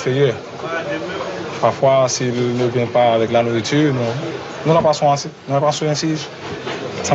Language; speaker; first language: French; non-native, local second language; Haitian Creole